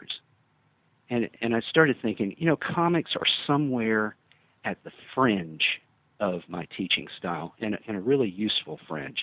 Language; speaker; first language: English; native; English